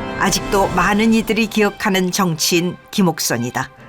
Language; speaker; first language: Korean; native; Korean